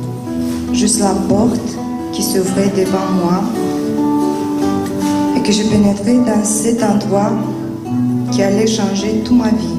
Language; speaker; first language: French; non-native, learner; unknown